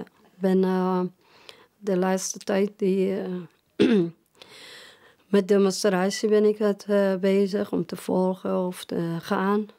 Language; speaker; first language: Dutch; non-native, fluent; Persian